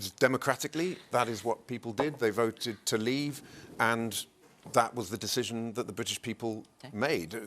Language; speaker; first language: English; native; English